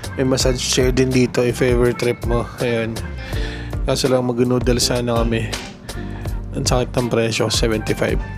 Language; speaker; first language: Filipino; native; Filipino